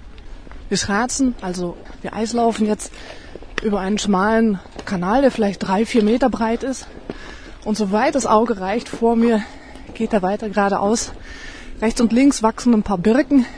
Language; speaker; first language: German; native; German